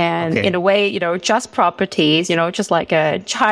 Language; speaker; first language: English; non-native, local second language; Cantonese